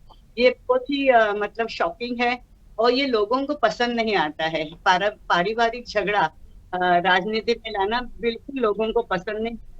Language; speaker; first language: Hindi; non-native, local second language; Marathi